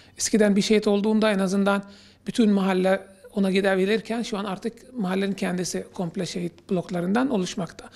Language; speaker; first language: Turkish; non-native, fluent; Arabic